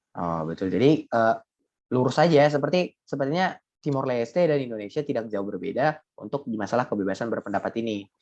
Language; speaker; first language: Indonesian; native; Indonesian